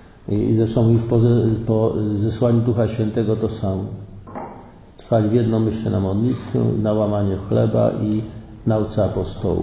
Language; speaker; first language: Polish; native; Polish